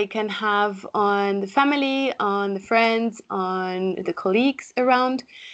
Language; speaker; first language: English; non-native, fluent; French